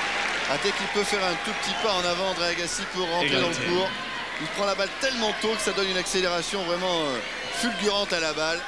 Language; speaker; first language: French; native; French